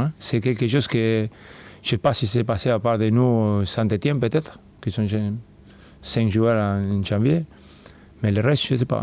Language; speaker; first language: French; non-native, fluent; Spanish